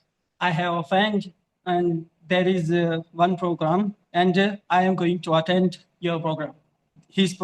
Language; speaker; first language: English; non-native, learner; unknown